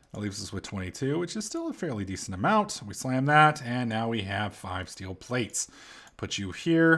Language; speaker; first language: English; native; English